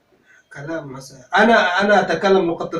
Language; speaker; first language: Arabic; non-native, learner; Somali